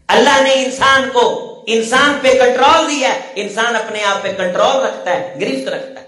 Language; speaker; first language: Urdu; non-native, local second language; Punjabi